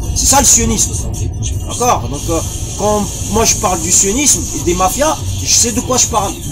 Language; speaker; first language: French; early bilingual, other home language; Arabic